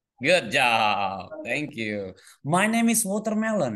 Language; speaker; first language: English; non-native, fluent; Indonesian